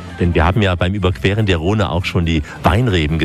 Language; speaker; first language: German; native; German